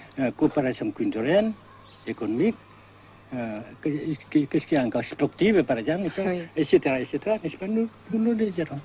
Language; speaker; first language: French; non-native, local second language; Vietnamese